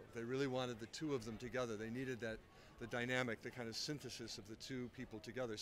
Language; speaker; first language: English; native; English